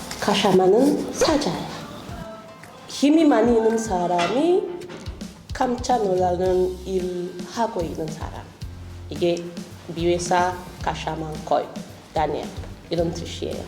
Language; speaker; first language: Korean; non-native, learner; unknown